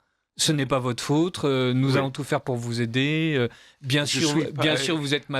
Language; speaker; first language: French; native; French